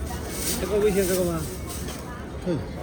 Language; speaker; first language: Chinese; non-native, local second language; Uyghur